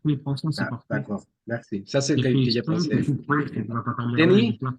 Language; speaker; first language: French; non-native, fluent; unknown